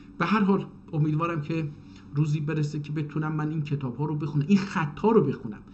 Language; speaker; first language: Persian; non-native, local second language; Azerbaijani